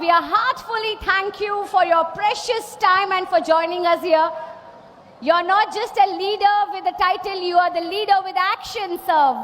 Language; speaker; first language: English; non-native, local second language; Telugu